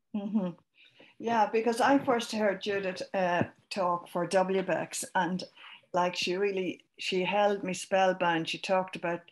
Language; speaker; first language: English; native; English